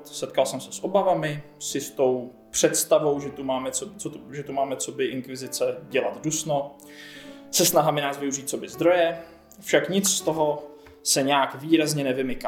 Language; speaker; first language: Czech; native; Czech